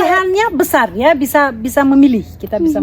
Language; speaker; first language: Indonesian; non-native, fluent; Russian